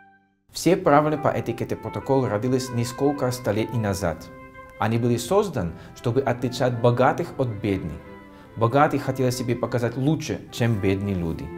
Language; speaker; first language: Russian; non-native, fluent; Dutch